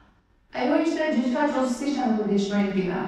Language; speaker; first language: German; non-native, learner; Albanian